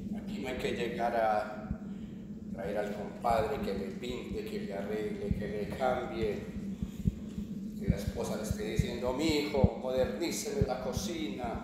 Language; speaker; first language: Spanish; native; Spanish